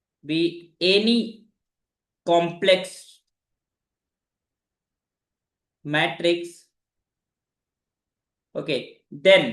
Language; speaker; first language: English; non-native, local second language; Hindi